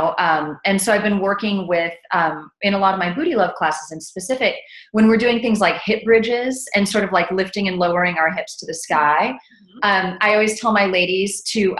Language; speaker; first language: English; native; English